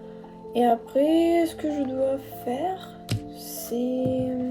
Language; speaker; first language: French; non-native, learner; Russian